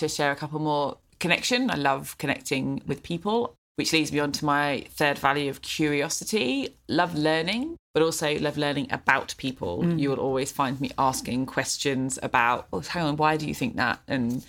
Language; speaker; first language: English; native; English